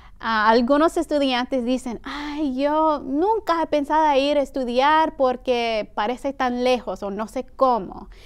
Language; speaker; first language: Spanish; early bilingual, heritage; Spanish